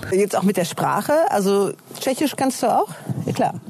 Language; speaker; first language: German; native; German